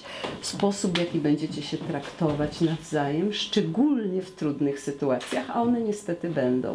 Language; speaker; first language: Polish; non-native, learner; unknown